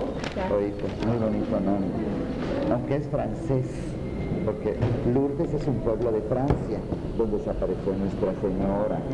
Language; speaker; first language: Spanish; native; Spanish